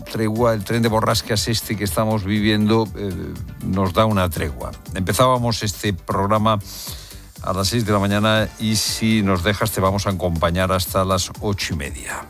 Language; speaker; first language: Spanish; native; Spanish